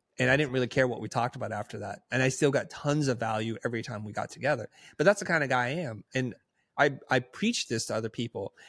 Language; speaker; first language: English; early bilingual, other home language; Vietnamese